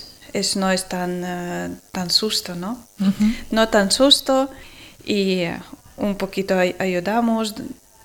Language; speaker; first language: Spanish; non-native, learner; Ukrainian